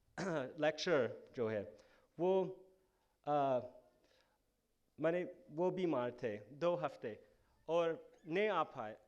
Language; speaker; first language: Hindi; non-native, fluent; English